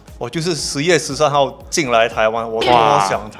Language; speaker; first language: Chinese; non-native, local second language; English